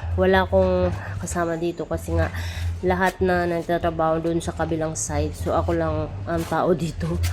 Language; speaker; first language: Filipino; non-native, local second language; Cebuano